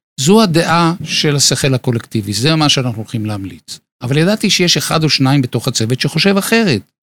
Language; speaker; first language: Hebrew; native; Hebrew